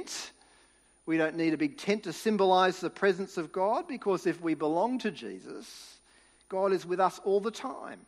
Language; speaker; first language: English; native; English